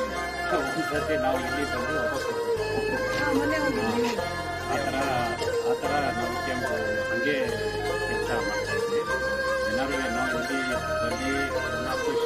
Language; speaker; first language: Kannada; non-native, learner; Tibetan